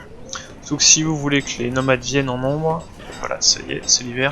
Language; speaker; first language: French; native; French